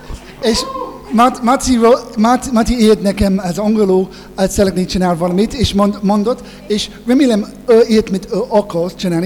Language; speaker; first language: Hungarian; non-native, learner; English